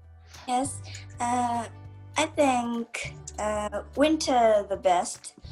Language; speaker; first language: English; non-native, learner; Japanese